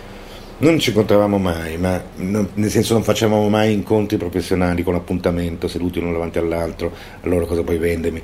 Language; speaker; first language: Italian; native; Italian